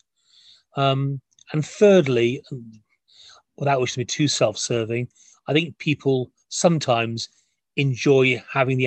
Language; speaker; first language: English; native; English